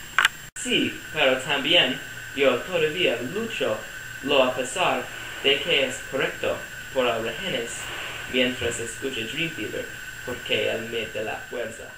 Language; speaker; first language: Spanish; non-native, learner; English